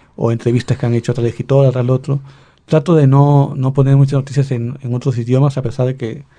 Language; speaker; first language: Spanish; native; Spanish